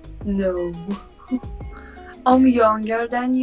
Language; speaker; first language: English; non-native, learner; Persian